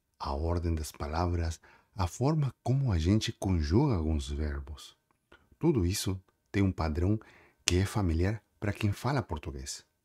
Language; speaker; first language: Portuguese; non-native, fluent; Spanish